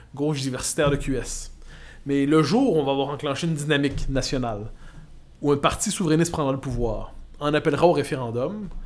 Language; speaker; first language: French; native; French